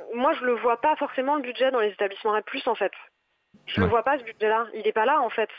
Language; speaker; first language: French; native; French